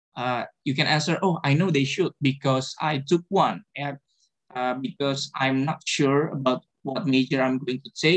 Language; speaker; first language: English; non-native, fluent; Indonesian